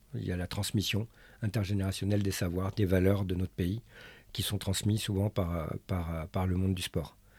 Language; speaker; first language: French; early bilingual, other home language; Arabic